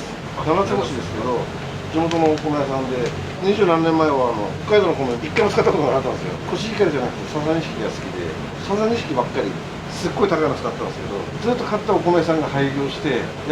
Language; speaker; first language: Japanese; native; Japanese